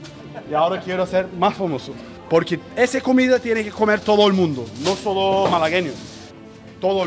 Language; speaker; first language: Spanish; non-native, learner; Turkish